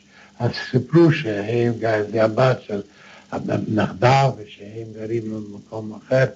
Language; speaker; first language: Hebrew; non-native, fluent; Polish